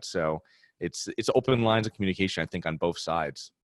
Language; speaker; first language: English; native; English